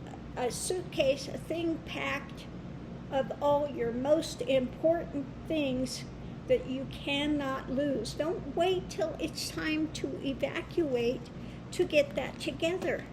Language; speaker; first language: English; native; English